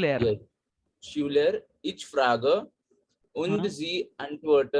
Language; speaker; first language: German; non-native, learner; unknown